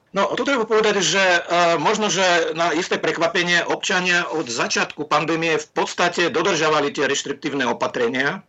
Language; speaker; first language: Slovak; non-native, fluent; Russian